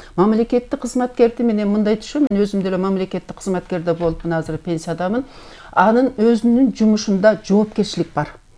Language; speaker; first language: Kyrgyz; native; Kyrgyz